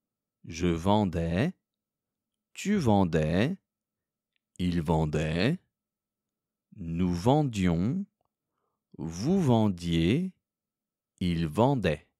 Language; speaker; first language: French; non-native, fluent; Korean